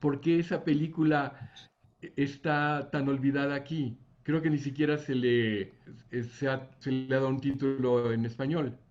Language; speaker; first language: Spanish; native; Spanish